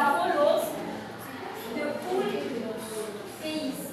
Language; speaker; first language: Spanish; non-native, learner; French